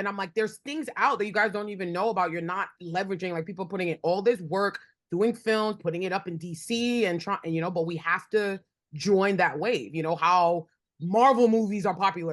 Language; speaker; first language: English; native; English